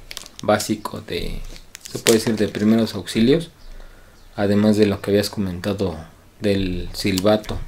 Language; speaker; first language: Spanish; native; Spanish